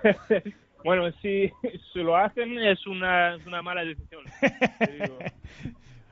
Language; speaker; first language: Spanish; non-native, learner; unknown